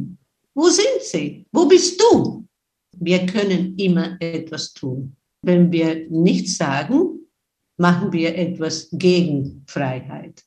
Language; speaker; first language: German; non-native, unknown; Spanish